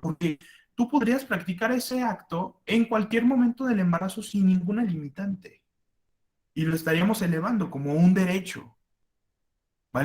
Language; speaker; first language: Spanish; native; Spanish